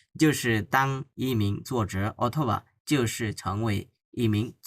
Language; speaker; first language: Chinese; non-native, fluent; Bangla